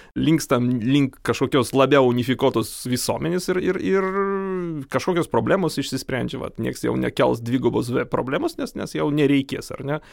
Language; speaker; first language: Lithuanian; non-native, local second language; Polish